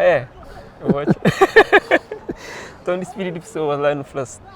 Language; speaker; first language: Portuguese; non-native, local second language; Kabuverdianu